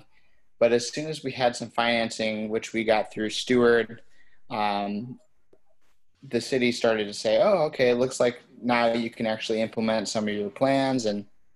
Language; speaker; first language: English; native; English